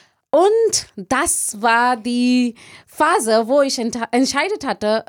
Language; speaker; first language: German; non-native, learner; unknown